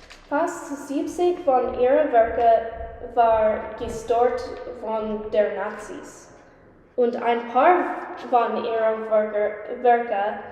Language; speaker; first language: German; non-native, learner; English